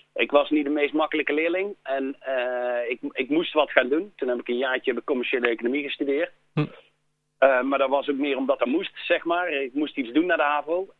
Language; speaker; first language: Dutch; native; Dutch